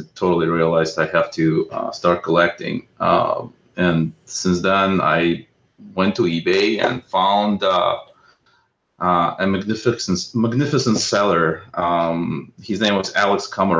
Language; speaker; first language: English; non-native, fluent; Russian